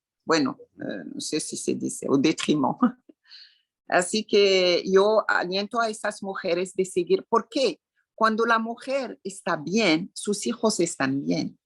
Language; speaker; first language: Spanish; non-native, fluent; Arabic